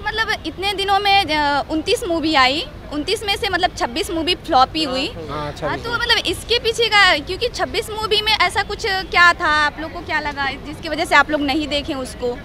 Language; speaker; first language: Hindi; native; Hindi